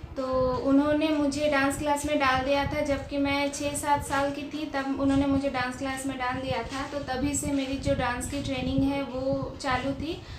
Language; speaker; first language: Hindi; non-native, local second language; Bangla